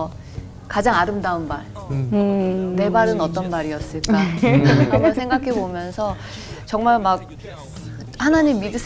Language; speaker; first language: Korean; native; Korean